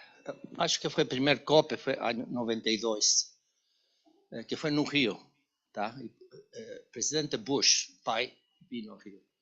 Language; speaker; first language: Portuguese; non-native, learner; Spanish